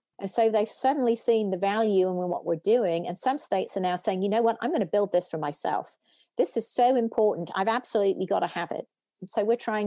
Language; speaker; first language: English; native; English